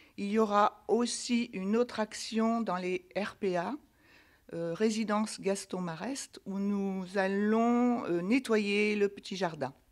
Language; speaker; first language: French; native; French